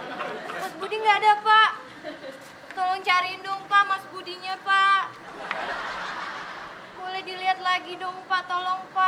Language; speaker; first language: Indonesian; native; Indonesian